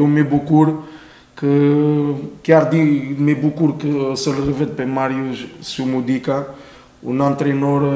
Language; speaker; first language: Romanian; non-native, learner; Portuguese